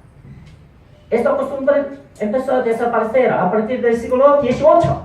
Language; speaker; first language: Spanish; non-native, fluent; Korean